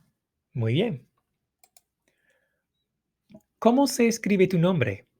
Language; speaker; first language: Spanish; non-native, fluent; English